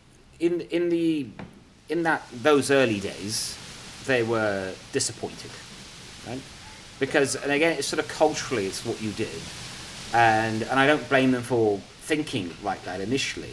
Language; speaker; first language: English; non-native, local second language; Punjabi